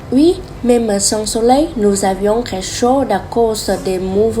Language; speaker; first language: French; non-native, learner; Vietnamese